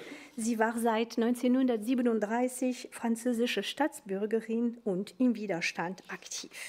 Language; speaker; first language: German; non-native, fluent; French